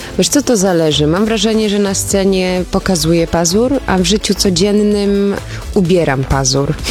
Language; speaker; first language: Polish; early bilingual, other home language; German